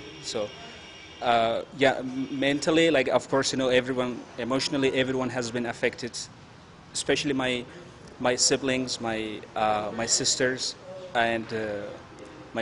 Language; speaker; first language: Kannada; non-native, learner; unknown